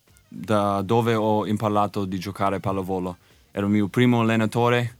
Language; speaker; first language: Italian; non-native, learner; English